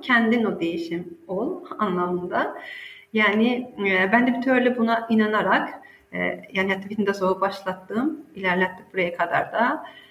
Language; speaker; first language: Turkish; non-native, fluent; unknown